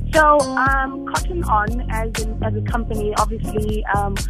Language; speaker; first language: English; non-native, local second language; Zulu